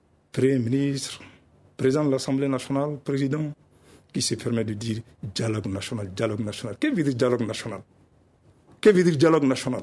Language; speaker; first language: French; non-native, local second language; Bambara